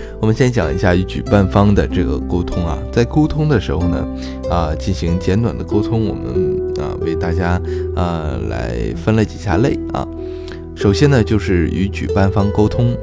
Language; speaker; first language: Chinese; native; Chinese